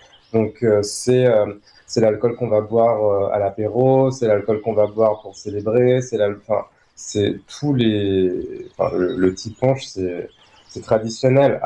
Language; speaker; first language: French; native; French